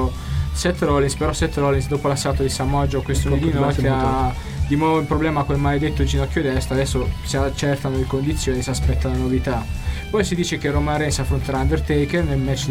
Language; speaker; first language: Italian; native; Italian